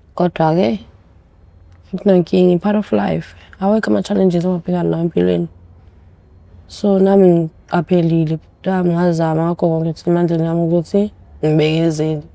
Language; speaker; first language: Zulu; early bilingual, other home language; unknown